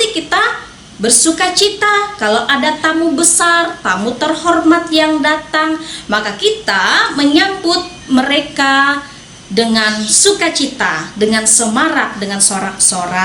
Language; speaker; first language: Indonesian; native; Indonesian